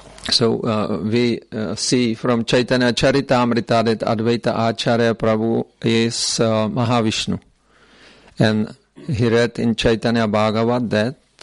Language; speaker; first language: English; non-native, fluent; Czech